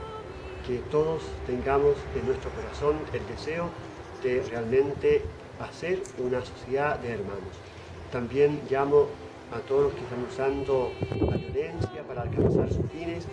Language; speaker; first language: Spanish; native; Spanish